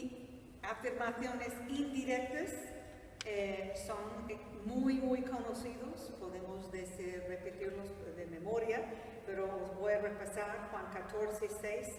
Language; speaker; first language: Spanish; non-native, fluent; English